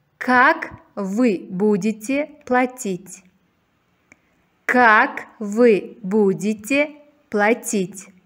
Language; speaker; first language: Russian; non-native, local second language; Uzbek